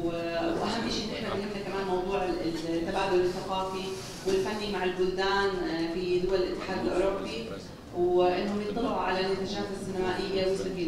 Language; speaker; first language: Arabic; native; Arabic